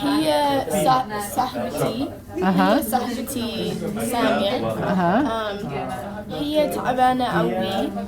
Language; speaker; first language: Arabic; non-native, learner; English